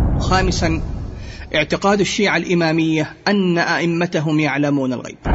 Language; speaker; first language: Arabic; native; Arabic